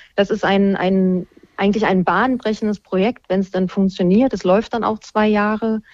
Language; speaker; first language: German; non-native, fluent; Spanish